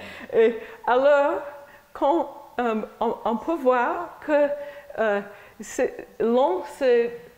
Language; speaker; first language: French; non-native, fluent; English